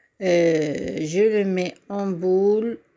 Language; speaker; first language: French; non-native, local second language; Arabic